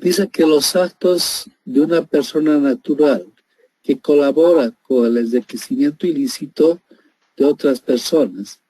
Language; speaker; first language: Spanish; native; Spanish